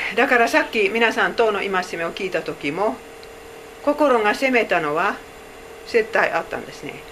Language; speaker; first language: Japanese; non-native, fluent; Finnish